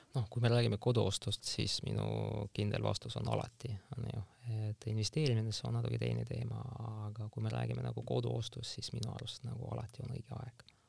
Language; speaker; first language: Estonian; non-native, local second language; Russian